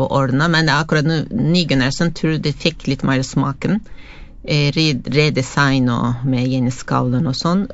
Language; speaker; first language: Norwegian; non-native, fluent; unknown